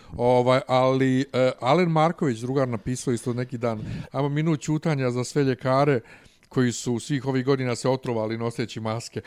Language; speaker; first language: Bosnian; native; Bosnian